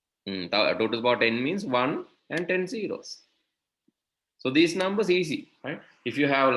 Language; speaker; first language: English; non-native, local second language; Sinhala